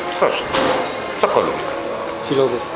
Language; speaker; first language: Polish; native; Polish